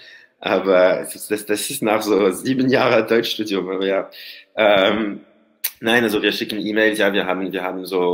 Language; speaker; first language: German; non-native, learner; French